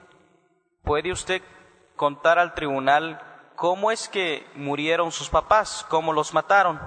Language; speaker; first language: Spanish; native; Spanish